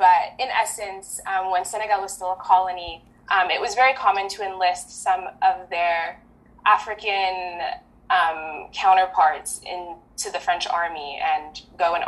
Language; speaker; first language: English; early bilingual, other home language; French